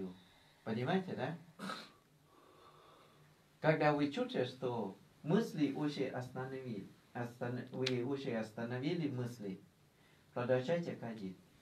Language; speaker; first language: Russian; non-native, learner; Thai